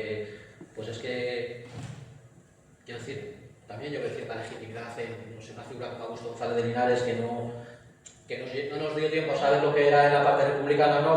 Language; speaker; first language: Spanish; native; Spanish